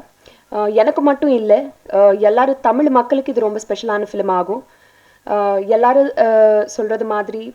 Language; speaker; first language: Tamil; non-native, learner; Telugu